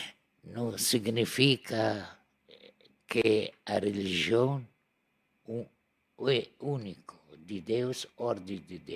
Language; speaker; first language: Portuguese; non-native, learner; Arabic